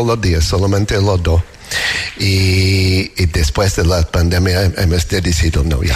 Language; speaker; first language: Spanish; non-native, learner; English